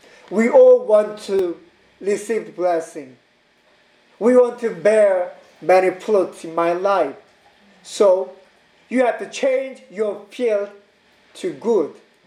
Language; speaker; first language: English; non-native, learner; Korean